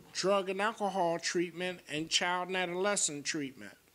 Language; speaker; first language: English; native; English